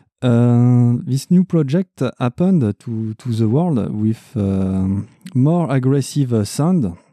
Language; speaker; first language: English; non-native, learner; French